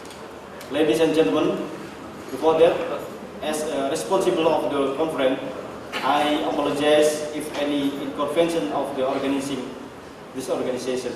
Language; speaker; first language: English; non-native, learner; Indonesian